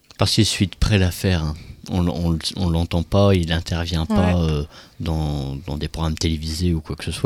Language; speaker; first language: French; native; French